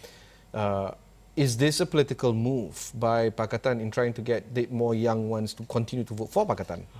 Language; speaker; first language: English; non-native, local second language; Malay